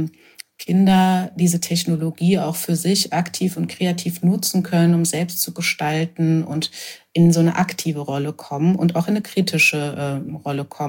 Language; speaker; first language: German; native; German